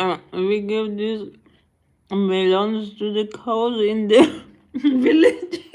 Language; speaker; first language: English; non-native, learner; Persian